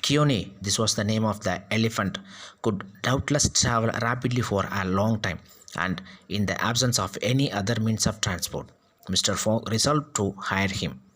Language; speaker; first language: English; non-native, local second language; Tamil